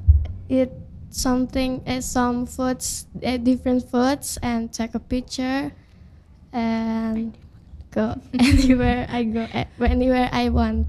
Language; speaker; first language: English; non-native, learner; Indonesian